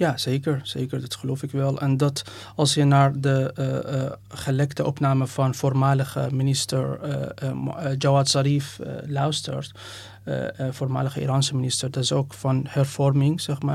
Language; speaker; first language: Dutch; non-native, fluent; Persian